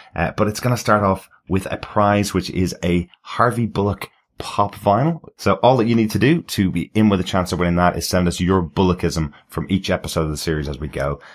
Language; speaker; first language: English; native; English